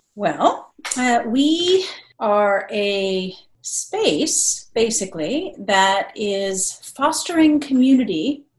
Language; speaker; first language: English; native; English